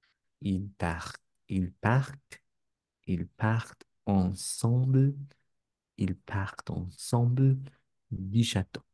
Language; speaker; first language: French; non-native, learner; English